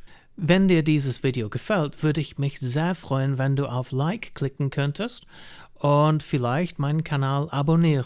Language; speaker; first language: German; non-native, fluent; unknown